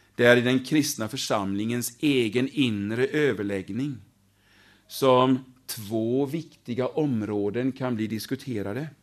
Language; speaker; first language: Swedish; native; Swedish